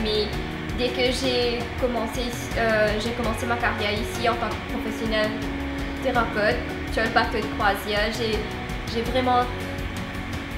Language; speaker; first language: French; non-native, local second language; Morisyen